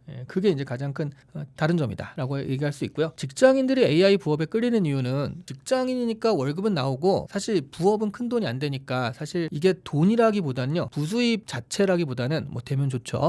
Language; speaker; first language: Korean; native; Korean